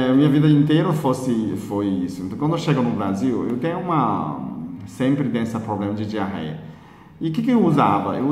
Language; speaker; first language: Portuguese; non-native, fluent; Chinese